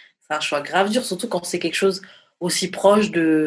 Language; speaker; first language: French; native; French